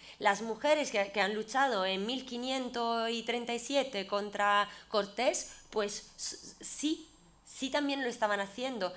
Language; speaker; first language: Spanish; non-native, fluent; Italian